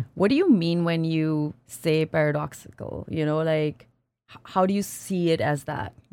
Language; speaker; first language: English; non-native, local second language; Urdu